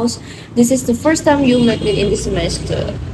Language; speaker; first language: English; non-native, fluent; Indonesian